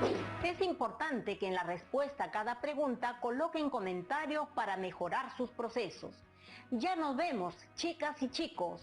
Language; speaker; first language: Spanish; native; Spanish